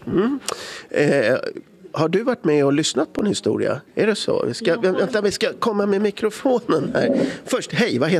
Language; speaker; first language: Swedish; native; Swedish